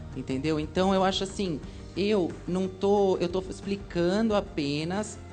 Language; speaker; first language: Portuguese; native; Portuguese